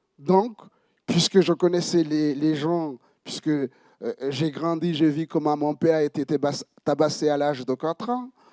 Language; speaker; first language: French; non-native, local second language; Kinyarwanda